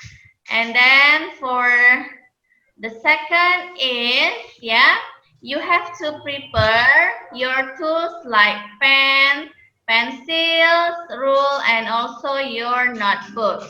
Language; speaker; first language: English; non-native, fluent; Indonesian